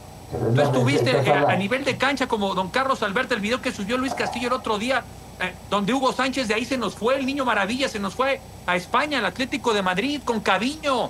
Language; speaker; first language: Spanish; native; Spanish